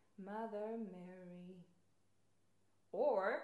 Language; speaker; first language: English; non-native, fluent; Portuguese